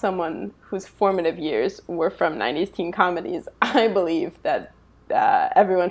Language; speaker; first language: English; native; English